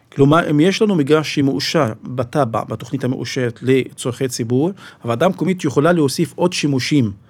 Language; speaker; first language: Hebrew; non-native, local second language; Arabic